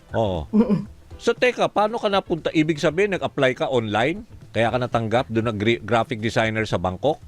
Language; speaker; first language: Filipino; native; Filipino